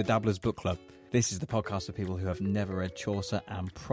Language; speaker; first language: English; native; English